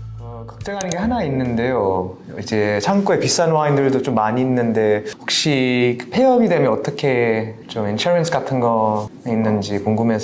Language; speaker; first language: Korean; non-native, fluent; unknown